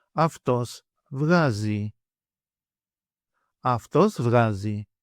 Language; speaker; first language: Greek; native; Greek